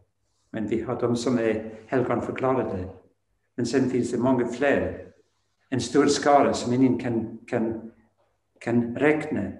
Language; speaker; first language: Swedish; non-native, fluent; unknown